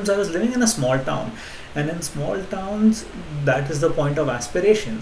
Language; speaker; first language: English; non-native, local second language; Hindi